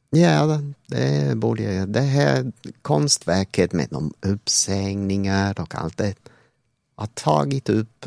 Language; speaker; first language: Swedish; non-native, fluent; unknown